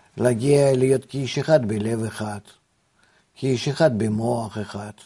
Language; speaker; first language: Hebrew; non-native, fluent; Russian